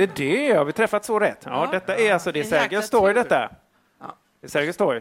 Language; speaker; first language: Swedish; native; Swedish